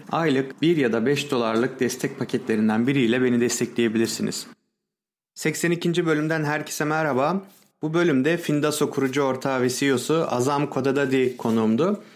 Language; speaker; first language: Turkish; native; Turkish